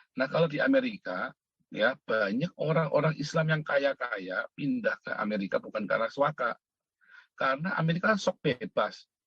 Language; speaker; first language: Indonesian; native; Indonesian